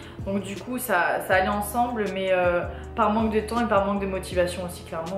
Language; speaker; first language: French; native; French